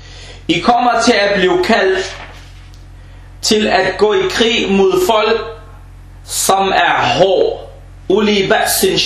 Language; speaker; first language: Danish; non-native, fluent; Arabic